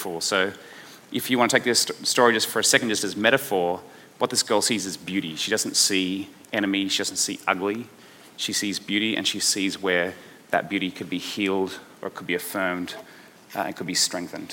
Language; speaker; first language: English; native; English